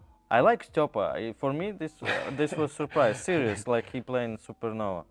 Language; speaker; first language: English; non-native, learner; Latvian